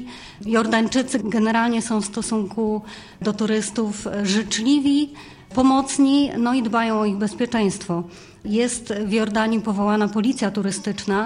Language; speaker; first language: Polish; native; Polish